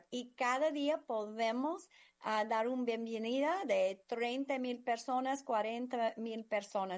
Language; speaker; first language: Spanish; non-native, fluent; English